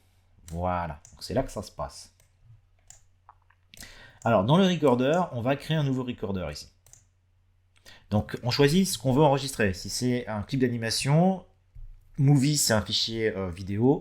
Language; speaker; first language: French; native; French